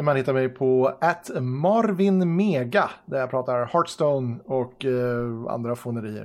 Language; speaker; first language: Swedish; native; Swedish